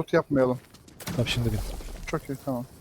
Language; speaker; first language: Turkish; native; Turkish